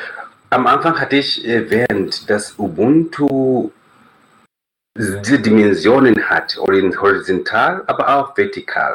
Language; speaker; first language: German; non-native, fluent; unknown